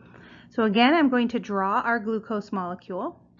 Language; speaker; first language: English; native; English